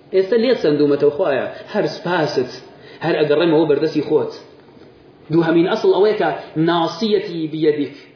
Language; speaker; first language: Central Kurdish; native; Central Kurdish